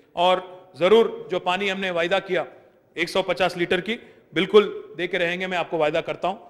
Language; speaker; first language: Hindi; non-native, local second language; Telugu